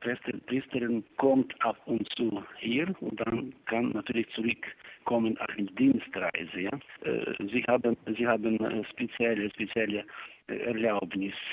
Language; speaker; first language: German; non-native, learner; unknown